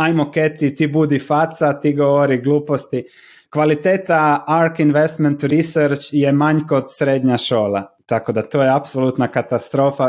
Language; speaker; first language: Slovenian; non-native, learner; Croatian